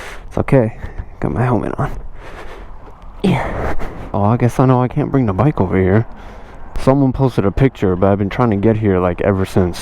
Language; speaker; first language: English; native; English